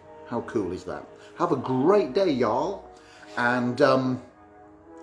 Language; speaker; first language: English; native; English